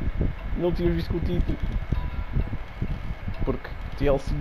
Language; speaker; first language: Portuguese; native; Portuguese